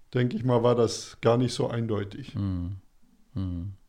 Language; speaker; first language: German; early bilingual, other home language; Russian